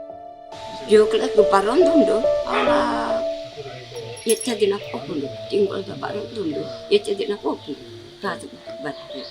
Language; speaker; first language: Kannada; non-native, local second language; Tulu